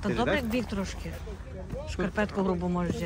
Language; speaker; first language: Polish; native; Polish